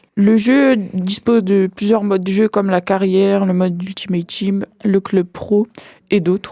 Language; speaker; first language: French; native; French